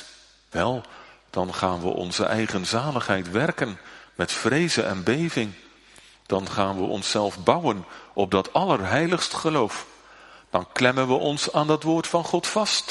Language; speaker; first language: Dutch; native; Dutch